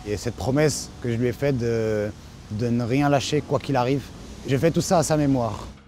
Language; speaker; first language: French; non-native, local second language; Arabic